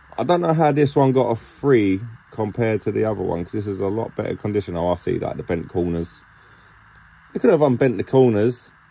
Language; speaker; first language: English; native; English